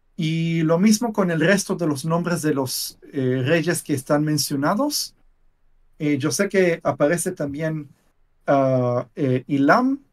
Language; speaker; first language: Spanish; non-native, fluent; Hebrew